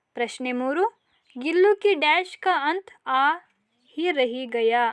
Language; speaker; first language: Hindi; non-native, local second language; Kannada